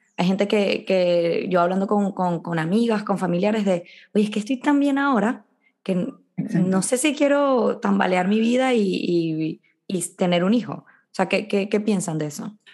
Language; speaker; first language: Spanish; native; Spanish